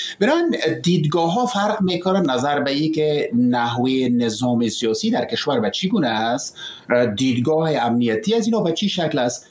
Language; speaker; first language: Persian; native; Persian